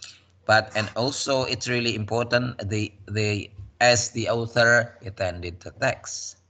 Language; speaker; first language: English; non-native, fluent; Indonesian